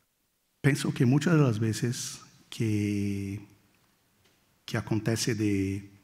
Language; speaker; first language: Spanish; non-native, fluent; Portuguese